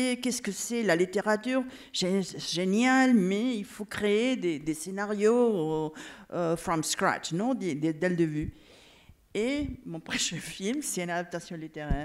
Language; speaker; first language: French; non-native, fluent; Catalan